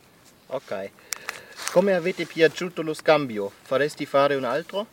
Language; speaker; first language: Italian; non-native, learner; German